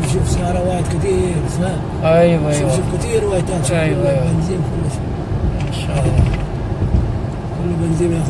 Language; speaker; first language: Arabic; non-native, fluent; Indonesian